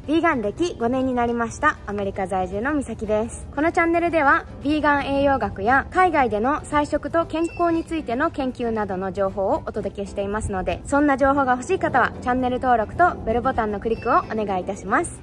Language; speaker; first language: Japanese; native; Japanese